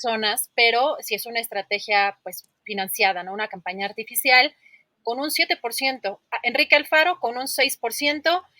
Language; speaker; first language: Spanish; native; Spanish